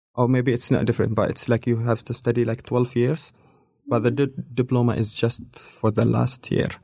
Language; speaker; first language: English; non-native, learner; Arabic